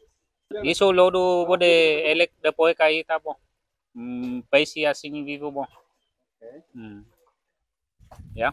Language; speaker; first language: Portuguese; non-native, learner; Vietnamese